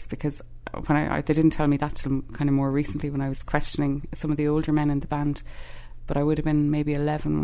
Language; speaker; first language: English; native; English